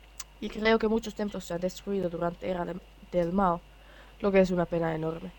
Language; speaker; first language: Spanish; non-native, fluent; Finnish